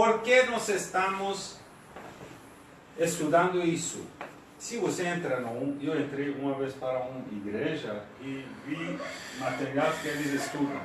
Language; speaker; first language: Portuguese; non-native, fluent; Persian